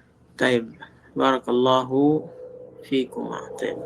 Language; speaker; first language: Arabic; non-native, fluent; Filipino